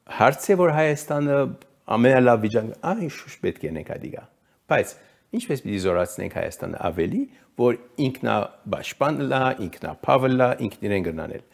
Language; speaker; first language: Armenian; early bilingual, heritage; Armenian